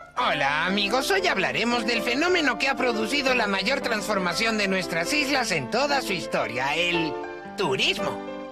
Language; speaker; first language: Spanish; native; Spanish